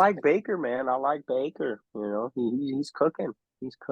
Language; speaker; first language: English; native; English